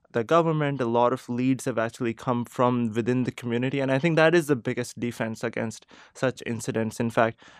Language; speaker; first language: English; non-native, local second language; Urdu